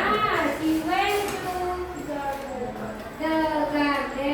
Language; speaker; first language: English; non-native, learner; Indonesian